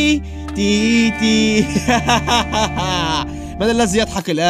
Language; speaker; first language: Arabic; native; Arabic